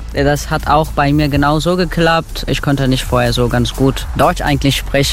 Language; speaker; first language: German; non-native, fluent; Turkish